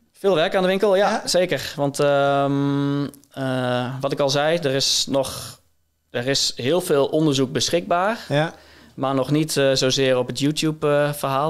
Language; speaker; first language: Dutch; native; Dutch